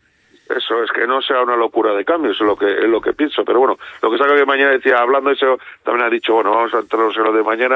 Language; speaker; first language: Spanish; native; Spanish